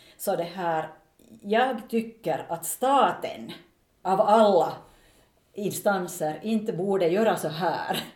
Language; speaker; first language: Swedish; native; Swedish